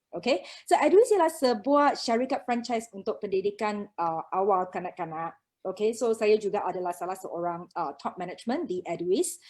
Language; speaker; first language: Malay; non-native, local second language; Chinese